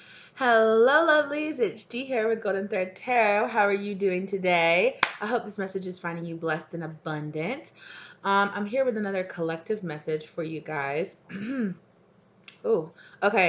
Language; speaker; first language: English; native; English